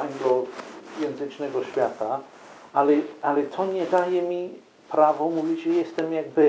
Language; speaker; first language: Polish; non-native, fluent; English